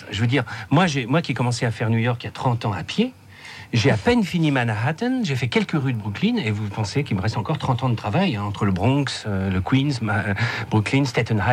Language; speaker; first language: French; native; French